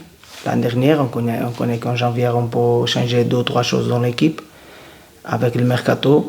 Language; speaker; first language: French; non-native, learner; Portuguese